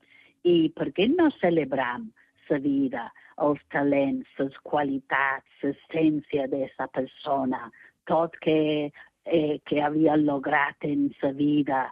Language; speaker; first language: Catalan; non-native, fluent; English